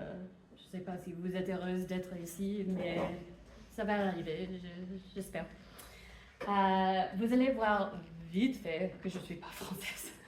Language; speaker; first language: French; non-native, fluent; English